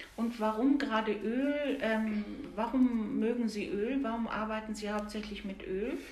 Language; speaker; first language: German; native; German